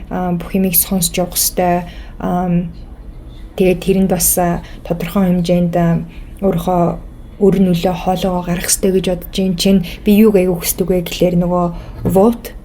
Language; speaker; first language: Mongolian; early bilingual, heritage; Mongolian